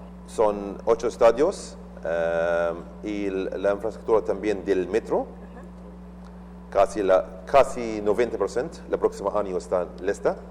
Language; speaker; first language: Spanish; non-native, learner; Arabic